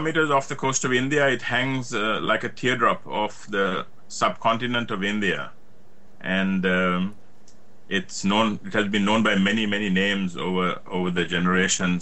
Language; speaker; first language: English; native; English